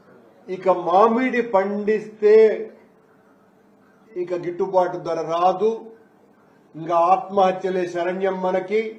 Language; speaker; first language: Telugu; native; Telugu